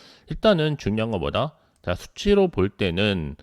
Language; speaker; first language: Korean; native; Korean